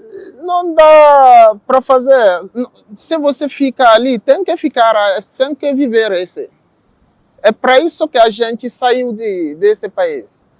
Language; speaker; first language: Portuguese; non-native, learner; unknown